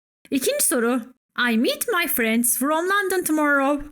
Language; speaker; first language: English; non-native, fluent; Turkish